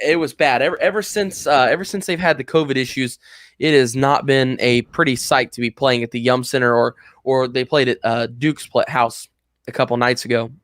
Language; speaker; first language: English; native; English